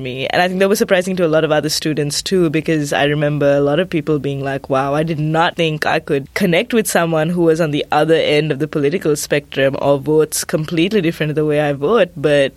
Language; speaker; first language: English; non-native, local second language; Sinhala